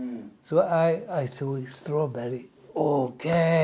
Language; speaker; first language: English; non-native, learner; Swedish